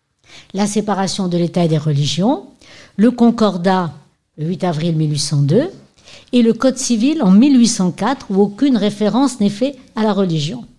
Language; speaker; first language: French; native; French